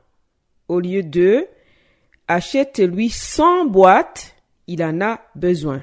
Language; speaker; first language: French; non-native, local second language; Rundi